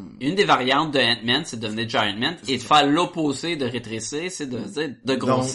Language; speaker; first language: French; native; French